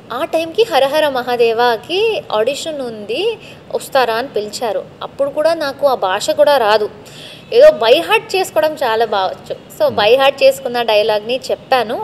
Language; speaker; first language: Telugu; non-native, local second language; Tamil